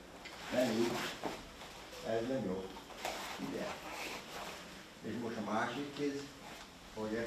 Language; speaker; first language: Hungarian; non-native, learner; Portuguese